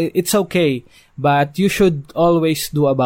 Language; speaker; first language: English; non-native, local second language; Filipino